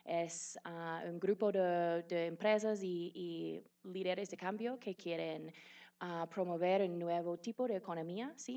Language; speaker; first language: Spanish; non-native, fluent; English